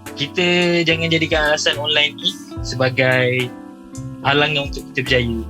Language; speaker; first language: Malay; native; Malay